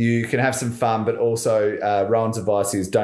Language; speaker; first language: English; native; English